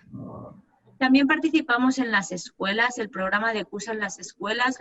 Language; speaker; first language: Spanish; native; Spanish